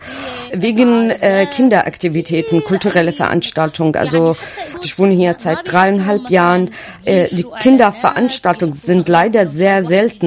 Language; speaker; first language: German; non-native, learner; Arabic